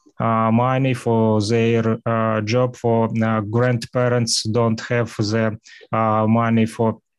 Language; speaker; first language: English; non-native, learner; Russian